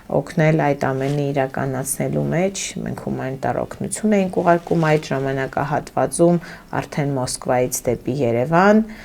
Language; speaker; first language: Armenian; early bilingual, heritage; Armenian